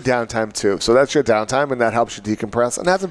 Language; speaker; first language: English; native; English